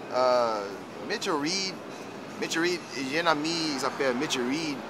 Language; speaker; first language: French; non-native, learner; English